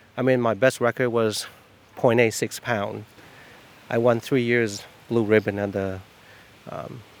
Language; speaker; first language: English; non-native, fluent; Chinese